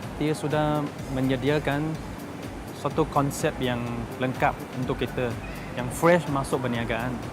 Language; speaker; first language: Malay; non-native, local second language; Chinese